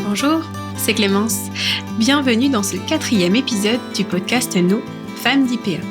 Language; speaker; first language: French; native; French